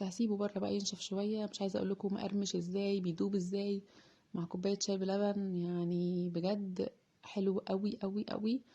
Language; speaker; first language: Arabic; native; Arabic